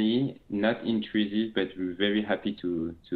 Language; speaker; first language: English; non-native, fluent; French